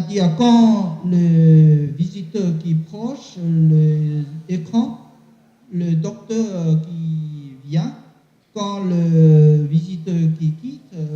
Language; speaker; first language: French; non-native, learner; Chinese